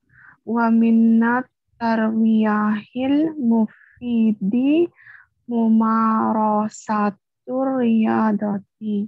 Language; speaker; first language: Arabic; non-native, learner; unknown